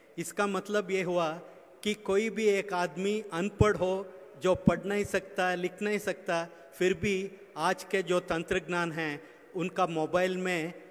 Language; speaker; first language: Hindi; non-native, local second language; Kannada